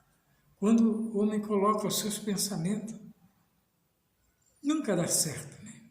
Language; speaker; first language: Portuguese; native; Portuguese